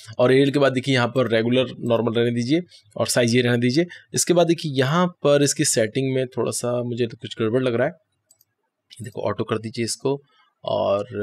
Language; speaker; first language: Hindi; native; Hindi